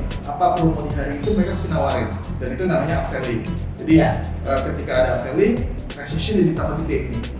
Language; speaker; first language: Indonesian; native; Indonesian